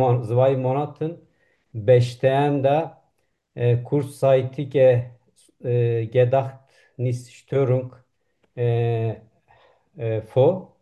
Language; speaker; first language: German; non-native, learner; Turkish